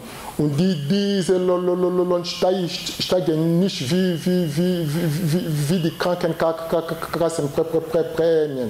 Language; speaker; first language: German; non-native, learner; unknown